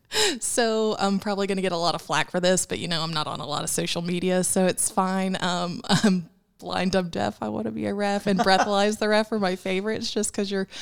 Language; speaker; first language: English; native; English